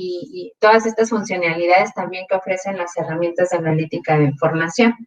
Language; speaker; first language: Spanish; native; Spanish